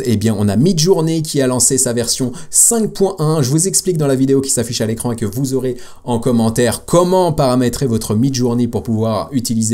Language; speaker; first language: French; native; French